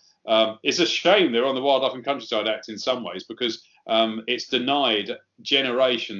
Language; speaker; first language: English; native; English